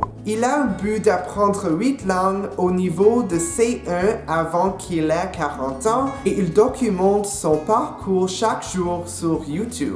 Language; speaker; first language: French; non-native, local second language; English